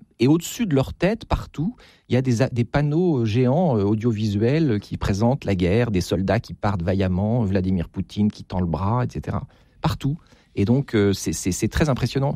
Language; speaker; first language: French; native; French